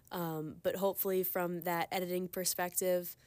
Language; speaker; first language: English; native; English